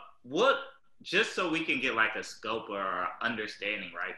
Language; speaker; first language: English; native; English